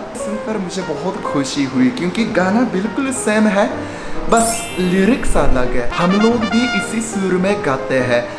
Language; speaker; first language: Hindi; non-native, fluent; Japanese